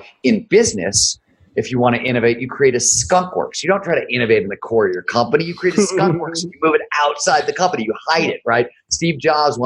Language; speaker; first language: English; native; English